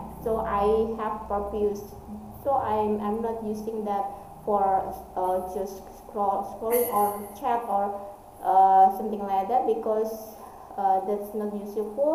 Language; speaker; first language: English; non-native, learner; Indonesian